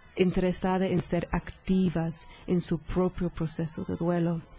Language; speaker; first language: Spanish; non-native, fluent; English